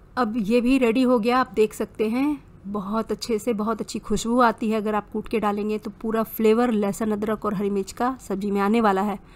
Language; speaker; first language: Hindi; native; Hindi